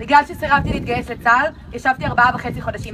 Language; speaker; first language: Hebrew; native; Hebrew